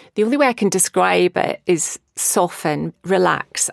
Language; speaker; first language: English; native; English